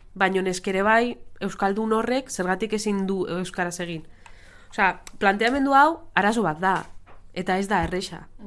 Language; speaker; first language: Basque; non-native, local second language; Spanish